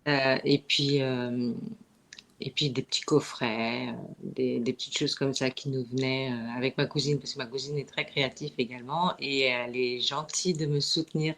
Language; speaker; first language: French; native; French